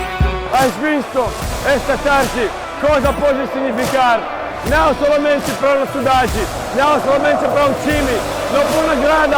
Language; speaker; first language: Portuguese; non-native, learner; Italian